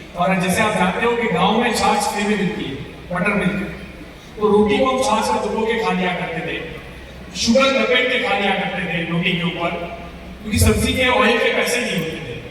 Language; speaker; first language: Hindi; non-native, local second language; Gujarati